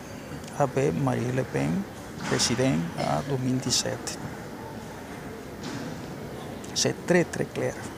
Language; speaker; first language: French; non-native, learner; Spanish